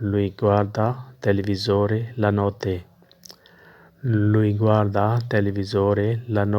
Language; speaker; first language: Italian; non-native, learner; Urdu